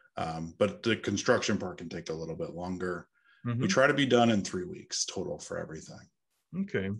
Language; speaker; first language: English; native; English